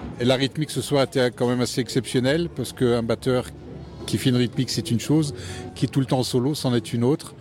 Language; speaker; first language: French; native; French